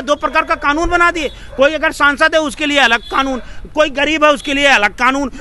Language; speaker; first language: Hindi; native; Hindi